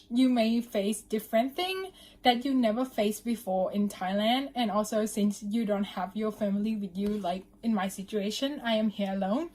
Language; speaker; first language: English; non-native, fluent; Thai